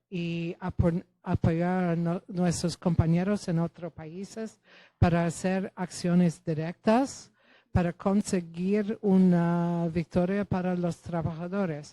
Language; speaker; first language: Spanish; non-native, fluent; Polish